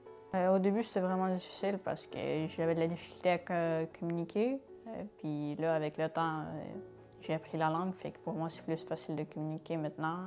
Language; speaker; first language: French; early bilingual, other home language; Ukrainian